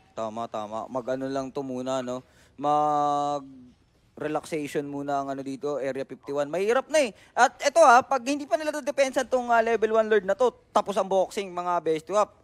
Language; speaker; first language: Filipino; native; Filipino